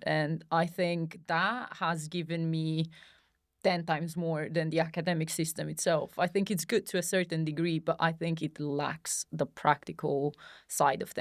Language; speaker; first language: English; non-native, fluent; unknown